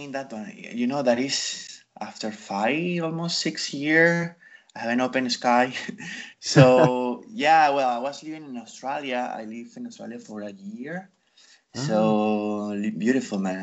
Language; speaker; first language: English; non-native, fluent; Spanish